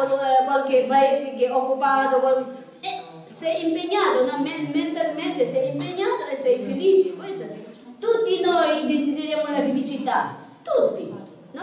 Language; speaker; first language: Italian; non-native, learner; Tibetan